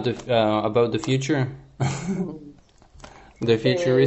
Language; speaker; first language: English; non-native, fluent; Spanish